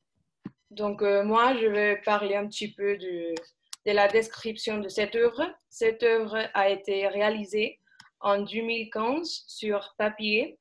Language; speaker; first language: French; non-native, fluent; Spanish